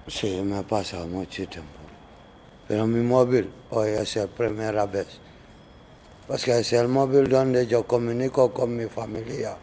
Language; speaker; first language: Spanish; non-native, learner; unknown